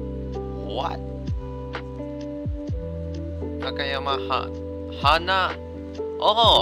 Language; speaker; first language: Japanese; non-native, learner; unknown